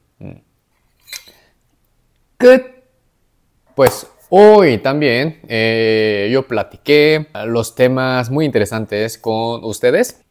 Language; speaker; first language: Spanish; non-native, fluent; Korean